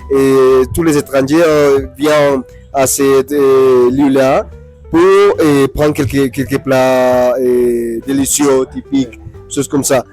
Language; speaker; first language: French; non-native, learner; Spanish